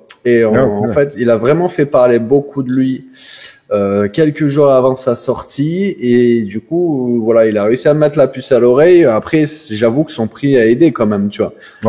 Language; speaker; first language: French; native; French